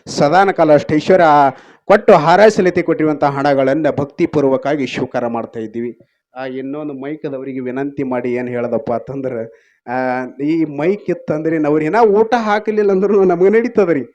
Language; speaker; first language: Kannada; native; Kannada